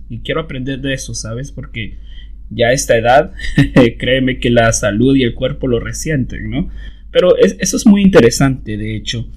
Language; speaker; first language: Spanish; native; Spanish